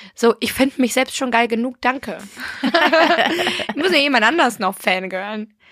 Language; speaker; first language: German; non-native, fluent; English